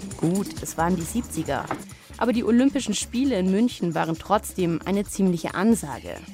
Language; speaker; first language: German; native; German